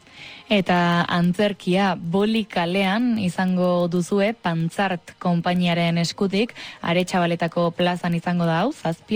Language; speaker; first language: Basque; native; Basque